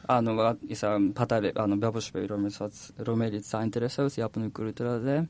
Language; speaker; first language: Georgian; non-native, learner; Japanese